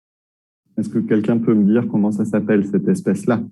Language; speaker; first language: French; native; French